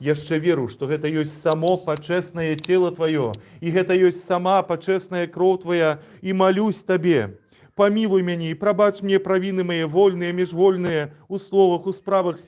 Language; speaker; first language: Belarusian; native; Belarusian